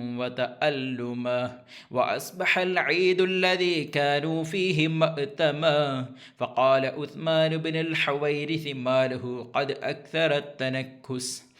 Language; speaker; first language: Arabic; non-native, fluent; Malayalam